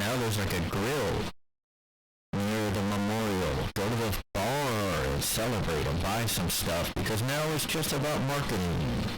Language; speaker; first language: English; native; English